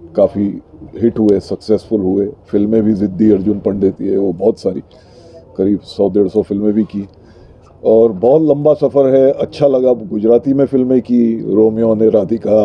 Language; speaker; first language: Hindi; native; Hindi